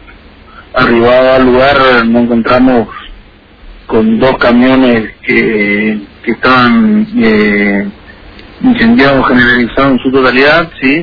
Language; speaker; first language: Spanish; native; Spanish